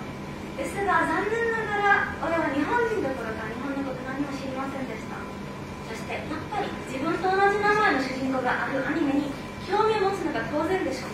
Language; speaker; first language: Japanese; non-native, fluent; Bangla